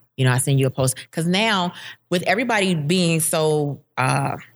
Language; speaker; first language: English; native; English